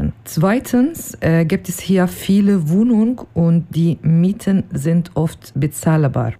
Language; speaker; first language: German; non-native, learner; Kurdish